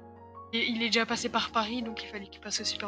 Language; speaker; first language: French; native; French